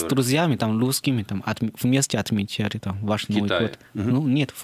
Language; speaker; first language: Russian; non-native, learner; Chinese